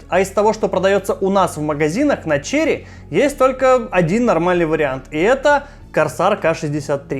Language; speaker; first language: Russian; native; Russian